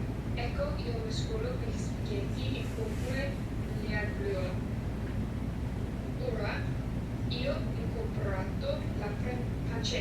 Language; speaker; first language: Italian; non-native, learner; English